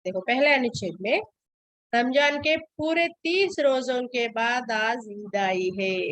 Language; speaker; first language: Hindi; non-native, local second language; Telugu